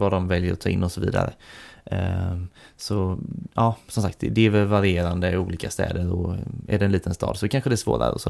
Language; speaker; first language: Swedish; native; Swedish